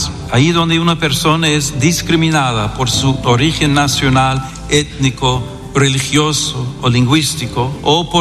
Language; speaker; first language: Spanish; non-native, fluent; English